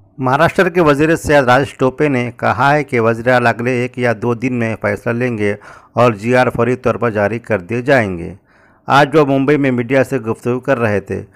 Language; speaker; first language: Urdu; native; Urdu